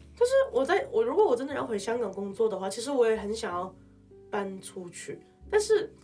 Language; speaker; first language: Chinese; non-native, local second language; Cantonese